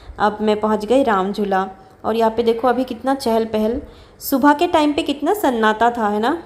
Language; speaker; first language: Hindi; non-native, local second language; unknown